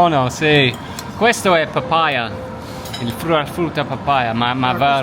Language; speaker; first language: Italian; non-native, learner; English